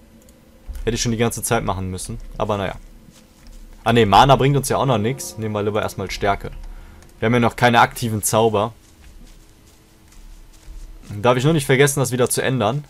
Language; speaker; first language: German; native; German